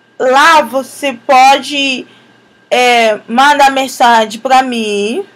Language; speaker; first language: Portuguese; non-native, fluent; Yoruba